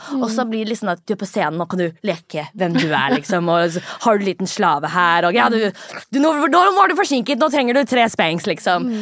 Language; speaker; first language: Norwegian; early bilingual, other home language; English